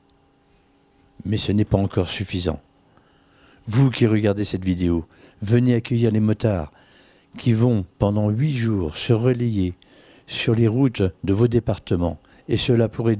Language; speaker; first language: French; native; French